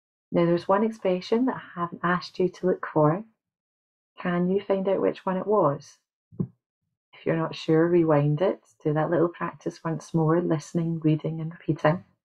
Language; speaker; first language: English; native; English